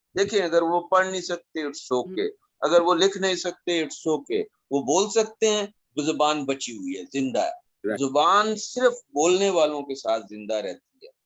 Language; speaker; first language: Urdu; non-native, local second language; Saraiki